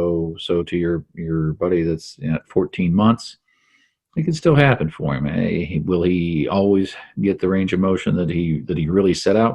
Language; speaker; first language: English; native; English